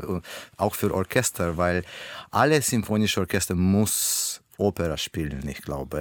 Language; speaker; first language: German; non-native, learner; Russian